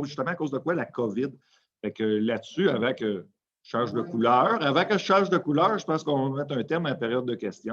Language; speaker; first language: French; native; French